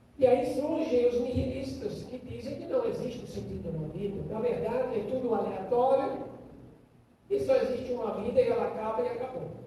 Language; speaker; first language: Portuguese; non-native, fluent; German